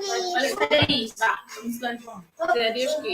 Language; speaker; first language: Portuguese; non-native, local second language; Tetum